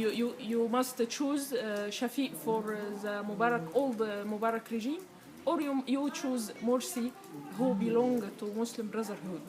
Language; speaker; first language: English; non-native, learner; Arabic